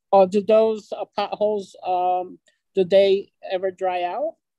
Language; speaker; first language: English; early bilingual, other home language; Ukrainian